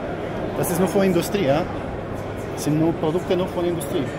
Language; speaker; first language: German; non-native, learner; Romanian